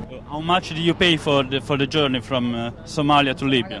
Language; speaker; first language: English; non-native, learner; Italian